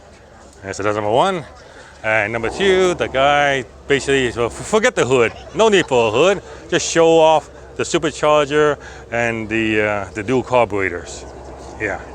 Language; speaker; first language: English; native; English